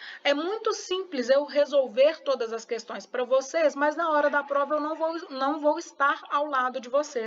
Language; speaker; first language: Portuguese; native; Portuguese